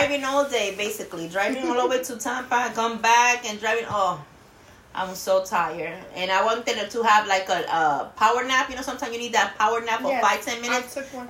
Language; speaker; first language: English; non-native, fluent; Spanish